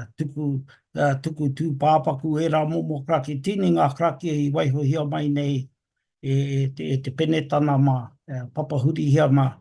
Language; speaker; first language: Māori; native; Māori